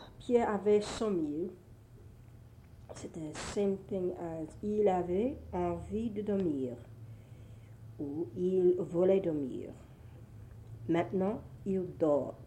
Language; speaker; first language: French; non-native, learner; English